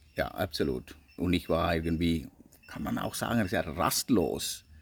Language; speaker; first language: German; non-native, fluent; Sinhala